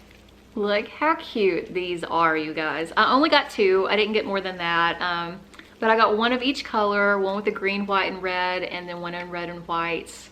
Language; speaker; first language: English; native; English